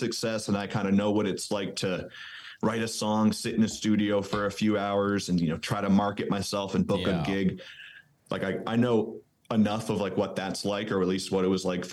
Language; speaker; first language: English; native; English